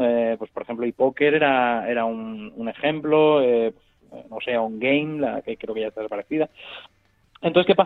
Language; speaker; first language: Spanish; native; Spanish